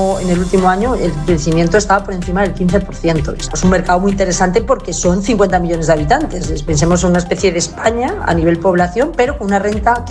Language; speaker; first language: Spanish; non-native, fluent; French